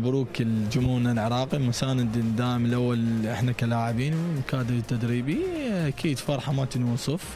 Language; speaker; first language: Arabic; native; Arabic